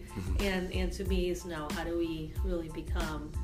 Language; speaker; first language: English; non-native, fluent; Spanish